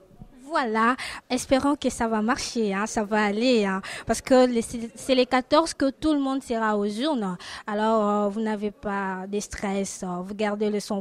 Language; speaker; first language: French; non-native, local second language; Lingala